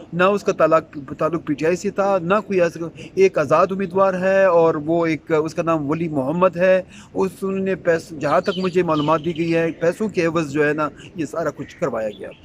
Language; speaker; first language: Urdu; non-native, local second language; Pashto